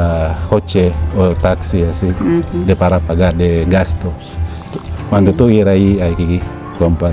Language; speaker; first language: Spanish; non-native, learner; Filipino